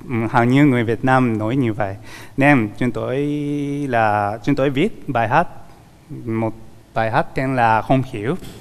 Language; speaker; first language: Vietnamese; non-native, learner; Japanese